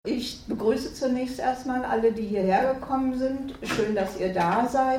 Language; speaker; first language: German; native; German